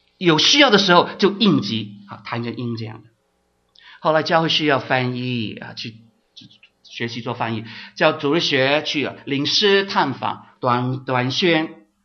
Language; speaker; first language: Chinese; non-native, local second language; Cantonese